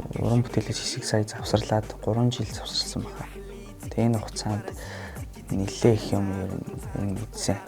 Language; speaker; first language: Mongolian; non-native, fluent; Russian